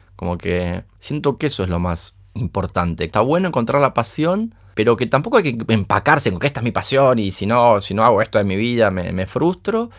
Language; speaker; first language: Spanish; early bilingual, other home language; Portuguese